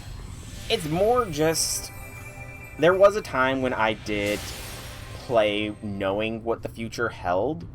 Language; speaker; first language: English; native; English